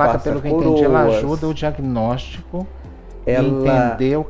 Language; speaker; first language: Portuguese; native; Portuguese